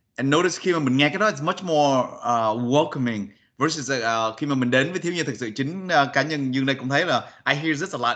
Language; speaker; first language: Vietnamese; early bilingual, heritage; Vietnamese